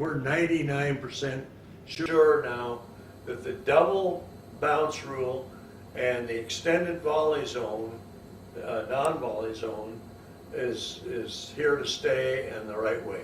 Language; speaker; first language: English; native; English